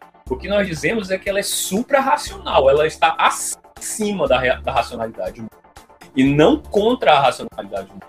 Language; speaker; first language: Portuguese; native; Portuguese